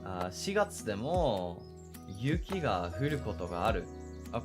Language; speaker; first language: Japanese; non-native, learner; English